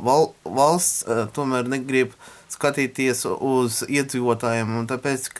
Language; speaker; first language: Latvian; non-native, local second language; Russian